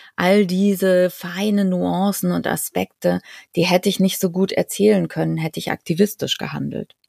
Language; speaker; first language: German; native; German